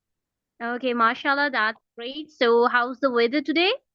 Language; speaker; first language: English; non-native, fluent; Urdu